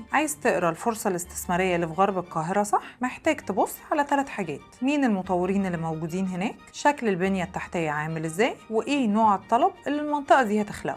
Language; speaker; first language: Arabic; native; Arabic